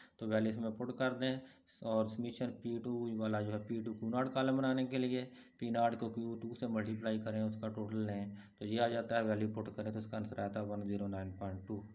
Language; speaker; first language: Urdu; non-native, local second language; Punjabi